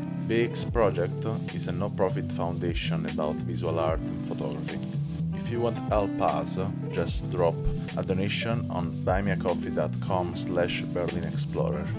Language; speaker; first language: English; non-native, learner; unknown